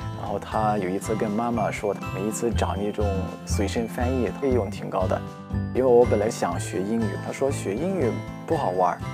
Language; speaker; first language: Chinese; non-native, fluent; Arabic